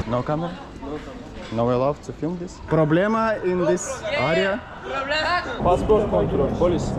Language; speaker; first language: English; non-native, learner; Russian